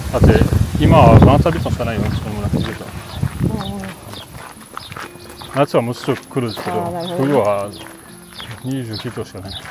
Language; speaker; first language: Japanese; non-native, learner; French